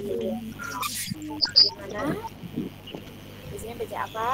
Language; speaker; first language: Indonesian; native; Indonesian